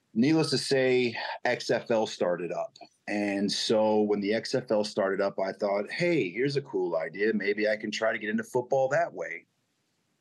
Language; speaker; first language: English; native; English